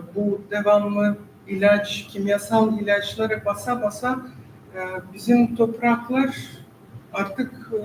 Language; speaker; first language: Turkish; non-native, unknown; Russian